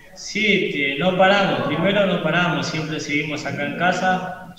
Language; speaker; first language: Spanish; native; Spanish